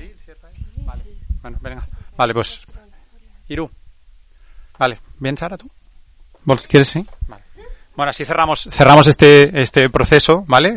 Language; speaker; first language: Spanish; non-native, local second language; Catalan